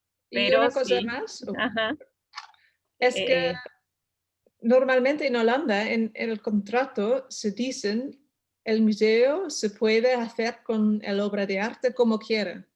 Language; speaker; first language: Spanish; non-native, learner; Dutch